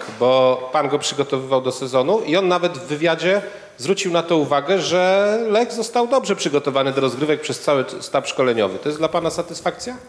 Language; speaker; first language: Polish; native; Polish